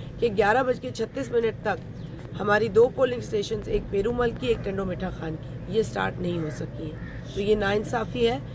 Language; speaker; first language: Urdu; non-native, local second language; Sindhi